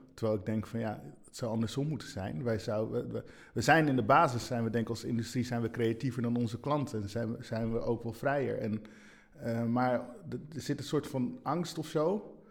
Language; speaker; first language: Dutch; early bilingual, other home language; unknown